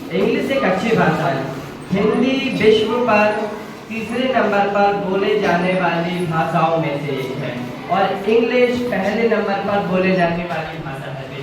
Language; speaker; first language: Hindi; native; Hindi